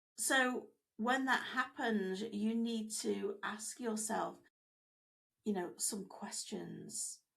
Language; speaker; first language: English; native; English